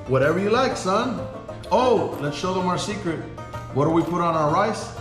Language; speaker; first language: English; native; English